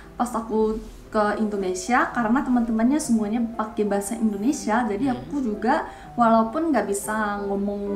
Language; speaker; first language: Indonesian; non-native, fluent; Korean